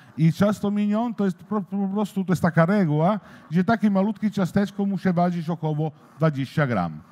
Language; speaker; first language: Polish; non-native, learner; Italian